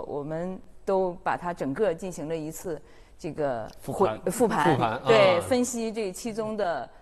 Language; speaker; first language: Chinese; native; Chinese